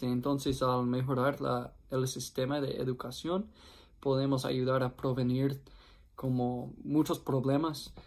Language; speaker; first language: Spanish; non-native, fluent; English